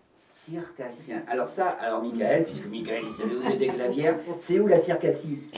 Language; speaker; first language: French; native; French